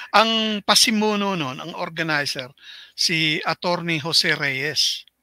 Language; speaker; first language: Filipino; non-native, local second language; Bikol